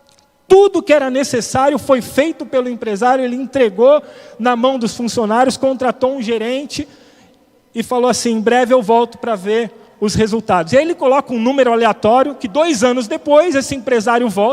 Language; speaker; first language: Portuguese; native; Portuguese